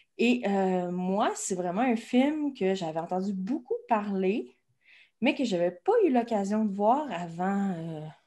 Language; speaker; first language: French; native; French